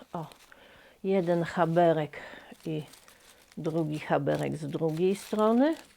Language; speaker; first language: Polish; native; Polish